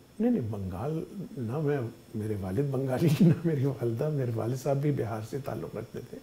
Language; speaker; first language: Urdu; native; Urdu